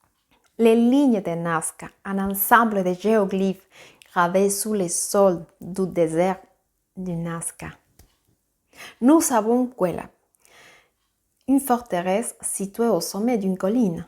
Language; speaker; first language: French; non-native, fluent; Spanish